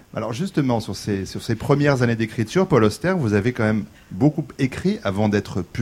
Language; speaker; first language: French; native; French